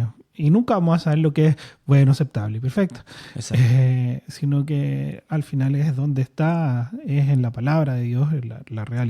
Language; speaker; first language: Spanish; native; Spanish